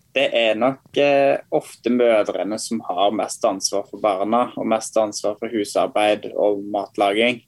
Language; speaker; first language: Norwegian; native; Norwegian